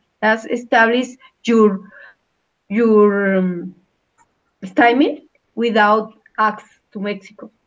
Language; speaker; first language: English; non-native, learner; Spanish